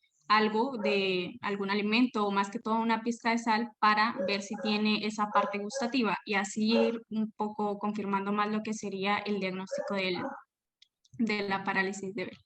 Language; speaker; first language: Spanish; native; Spanish